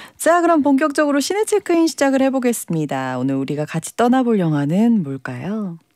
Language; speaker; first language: Korean; native; Korean